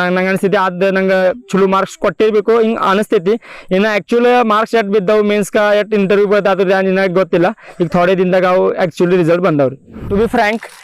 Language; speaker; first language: Kannada; non-native, local second language; Marathi